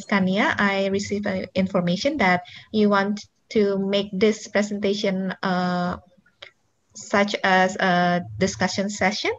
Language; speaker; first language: English; non-native, local second language; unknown